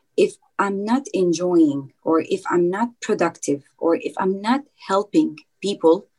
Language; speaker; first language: English; non-native, fluent; Arabic